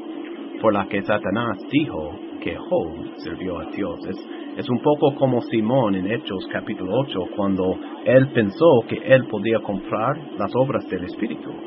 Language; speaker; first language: Spanish; non-native, fluent; English